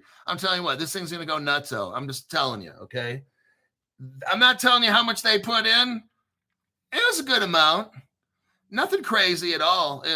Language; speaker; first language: English; native; English